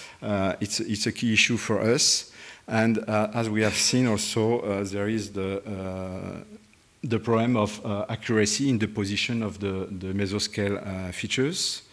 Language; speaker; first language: English; non-native, fluent; French